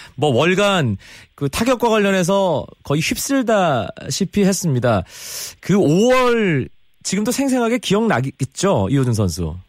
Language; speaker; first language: Korean; native; Korean